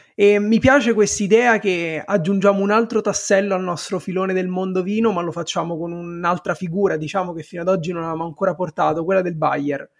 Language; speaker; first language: Italian; native; Italian